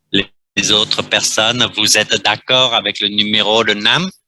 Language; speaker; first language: French; non-native, fluent; Vietnamese